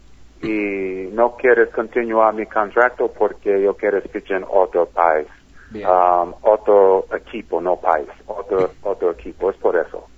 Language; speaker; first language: Spanish; non-native, learner; English